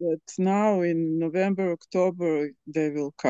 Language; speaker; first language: English; non-native, learner; Serbian